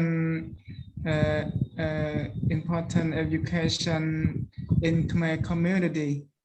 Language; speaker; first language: English; non-native, learner; Khmer